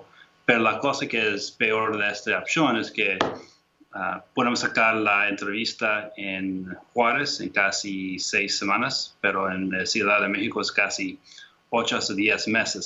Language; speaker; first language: Spanish; non-native, fluent; English